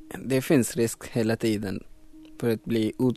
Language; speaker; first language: Swedish; non-native, learner; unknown